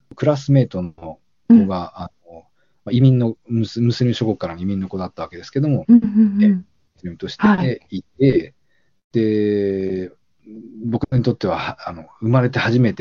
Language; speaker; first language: Japanese; native; Japanese